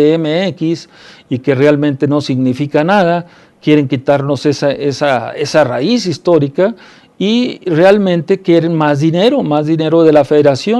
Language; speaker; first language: Spanish; native; Spanish